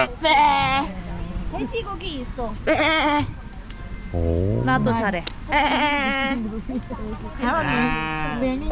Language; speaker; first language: Korean; non-native, learner; Thai